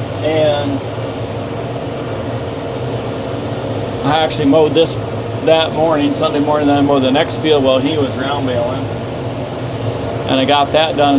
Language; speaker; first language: English; native; English